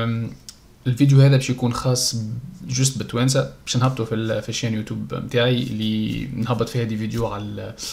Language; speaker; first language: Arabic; native; Arabic